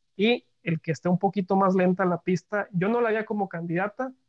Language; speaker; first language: Spanish; native; Spanish